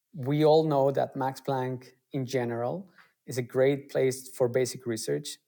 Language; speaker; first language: English; non-native, fluent; Spanish